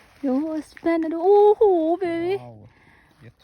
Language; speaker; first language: Swedish; non-native, learner; Thai